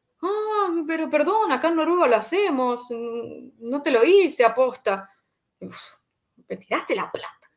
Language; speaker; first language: Spanish; native; Spanish